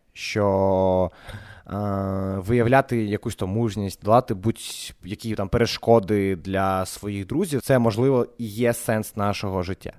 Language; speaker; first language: Ukrainian; non-native, local second language; Russian